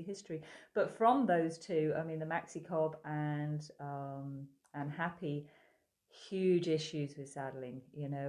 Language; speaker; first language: English; native; English